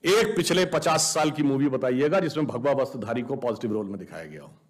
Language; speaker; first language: Hindi; native; Hindi